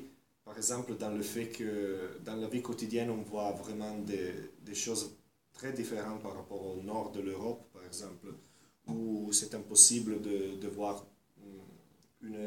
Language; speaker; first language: French; non-native, fluent; Italian